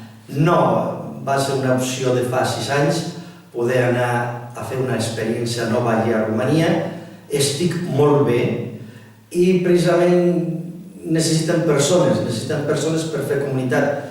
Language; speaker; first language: Catalan; non-native, local second language; Spanish